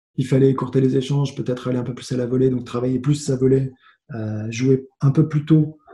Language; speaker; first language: French; native; French